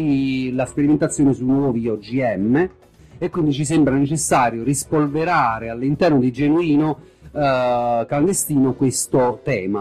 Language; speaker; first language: Italian; native; Italian